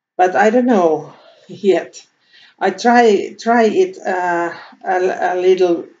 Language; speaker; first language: English; non-native, learner; Finnish